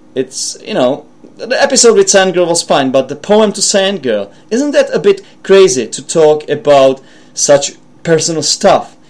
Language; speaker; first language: English; non-native, fluent; Czech